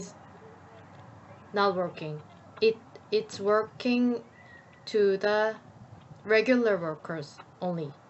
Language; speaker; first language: English; non-native, learner; Korean